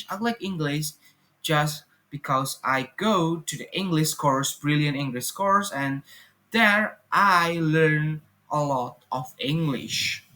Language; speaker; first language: English; non-native, fluent; Indonesian